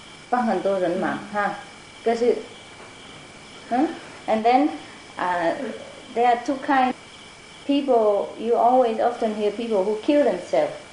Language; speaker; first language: English; non-native, fluent; Vietnamese